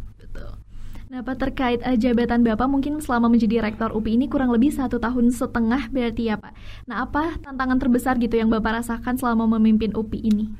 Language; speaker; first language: Indonesian; native; Indonesian